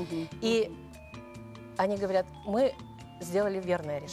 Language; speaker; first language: Russian; native; Russian